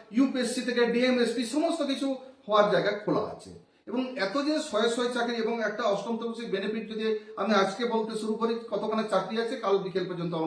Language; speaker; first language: Bangla; non-native, local second language; Santali